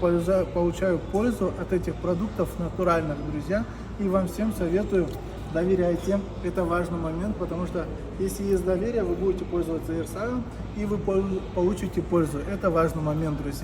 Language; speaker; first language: Russian; non-native, fluent; Turkish